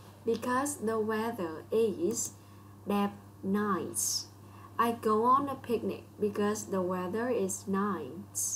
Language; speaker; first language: English; non-native, local second language; Vietnamese